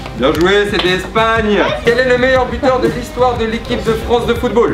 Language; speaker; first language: French; early bilingual, other home language; Arabic